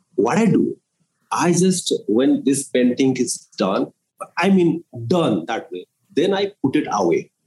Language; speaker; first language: English; non-native, local second language; Odia